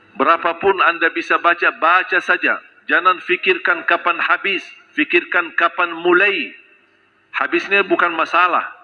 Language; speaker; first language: Malay; non-native, fluent; Arabic